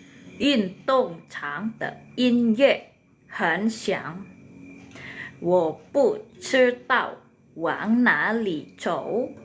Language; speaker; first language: Chinese; non-native, fluent; Indonesian